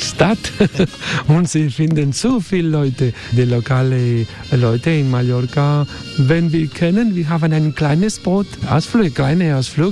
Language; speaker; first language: German; non-native, learner; Spanish